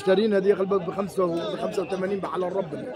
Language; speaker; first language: Arabic; native; Arabic